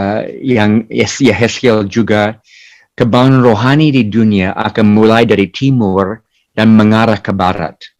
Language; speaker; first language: Indonesian; non-native, fluent; English